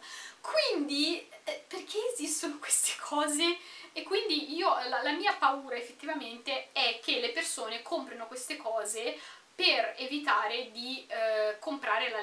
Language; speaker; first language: Italian; native; Italian